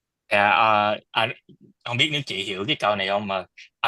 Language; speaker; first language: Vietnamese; early bilingual, heritage; Vietnamese